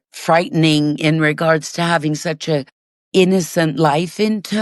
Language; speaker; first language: English; native; English